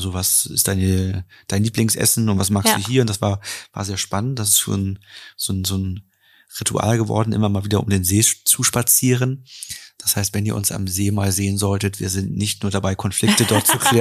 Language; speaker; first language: German; native; German